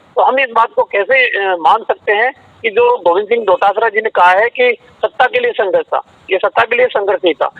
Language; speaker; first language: Hindi; native; Hindi